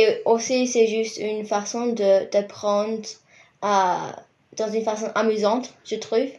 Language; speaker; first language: French; non-native, fluent; English